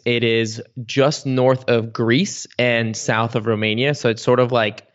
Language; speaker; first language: English; early bilingual, other home language; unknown